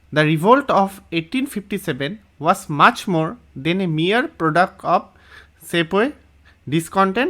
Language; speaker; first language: English; non-native, local second language; Assamese